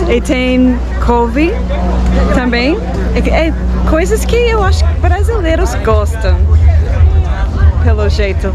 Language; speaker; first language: Portuguese; non-native, fluent; English